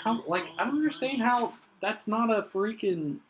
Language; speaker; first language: English; native; English